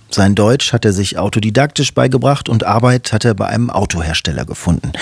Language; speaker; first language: German; native; German